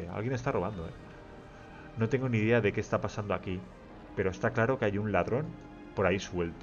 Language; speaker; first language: Spanish; native; Spanish